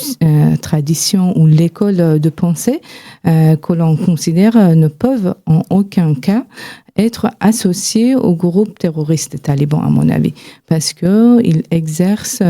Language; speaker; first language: French; non-native, fluent; Persian